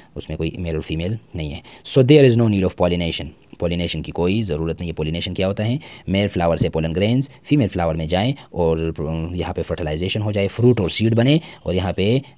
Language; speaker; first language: Urdu; non-native, local second language; Pashto